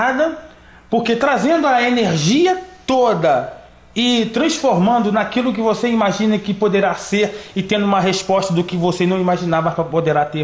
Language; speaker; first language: Portuguese; native; Portuguese